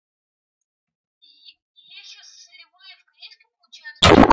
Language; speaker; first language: Russian; native; Russian